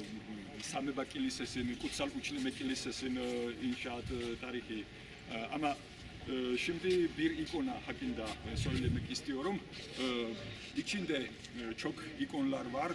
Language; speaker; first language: Turkish; non-native, learner; Georgian